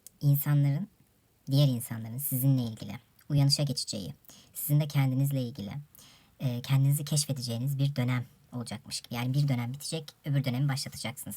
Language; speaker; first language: Turkish; native; Turkish